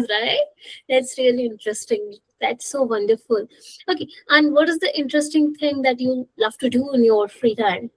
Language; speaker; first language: English; non-native, local second language; Hindi